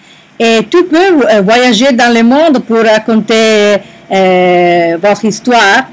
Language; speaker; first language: French; non-native, learner; Italian